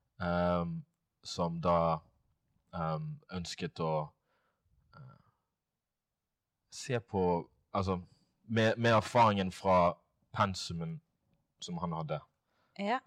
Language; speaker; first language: Norwegian; non-native, fluent; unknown